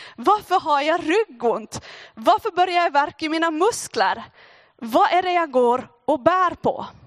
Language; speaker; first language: Swedish; native; Swedish